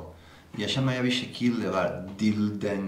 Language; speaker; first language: Turkish; non-native, learner; Spanish